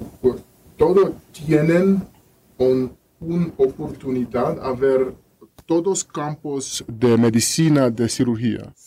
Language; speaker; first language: Spanish; non-native, learner; Russian